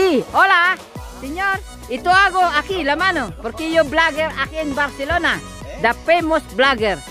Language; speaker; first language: Spanish; non-native, learner; Filipino